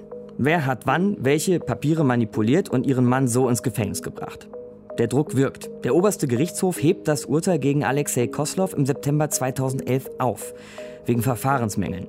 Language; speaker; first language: German; native; German